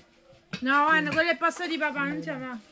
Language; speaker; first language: Italian; native; Italian